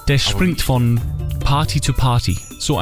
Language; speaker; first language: German; non-native, fluent; English